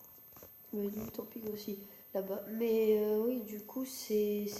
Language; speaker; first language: French; native; French